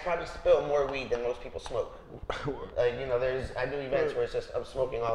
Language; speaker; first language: English; native; English